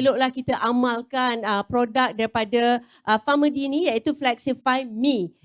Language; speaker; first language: Malay; native; Malay